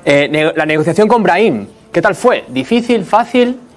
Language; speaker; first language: Spanish; native; Spanish